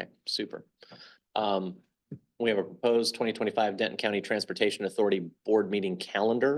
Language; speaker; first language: English; native; English